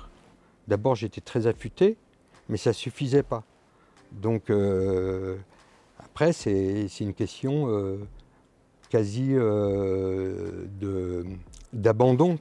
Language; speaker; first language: French; native; French